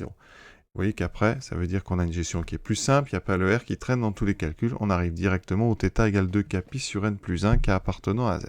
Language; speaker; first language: French; native; French